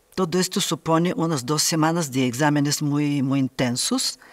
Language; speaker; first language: Spanish; non-native, fluent; Bulgarian